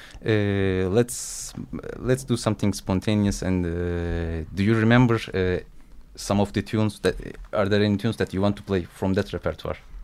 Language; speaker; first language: English; non-native, fluent; Turkish